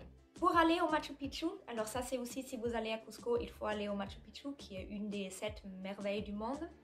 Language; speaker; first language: French; non-native, fluent; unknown